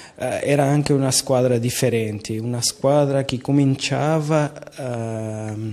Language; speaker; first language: Italian; non-native, learner; Portuguese